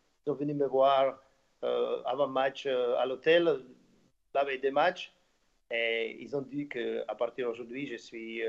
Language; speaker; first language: French; non-native, fluent; Slovak